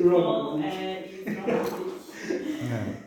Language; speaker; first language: English; non-native, learner; Turkish